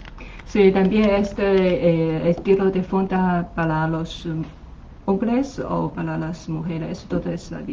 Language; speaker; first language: Spanish; non-native, learner; Chinese